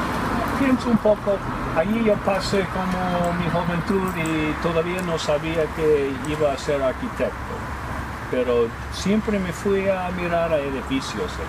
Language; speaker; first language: Spanish; non-native, fluent; English